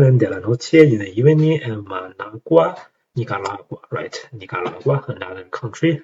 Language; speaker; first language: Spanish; non-native, learner; Chinese